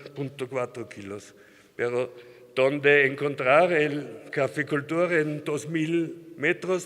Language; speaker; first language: Spanish; non-native, learner; German